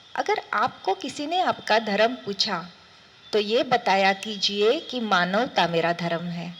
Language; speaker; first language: Hindi; non-native, local second language; Marathi